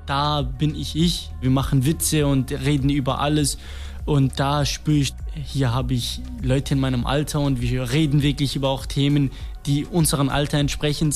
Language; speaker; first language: German; non-native, fluent; Kurdish